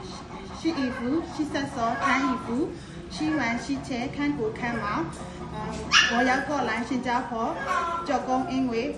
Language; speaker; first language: Chinese; non-native, learner; Burmese